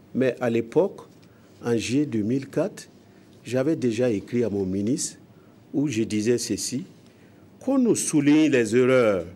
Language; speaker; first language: French; non-native, local second language; Mossi